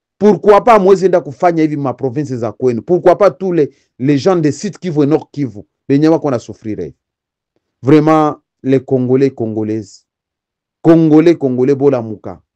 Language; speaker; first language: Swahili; native; Swahili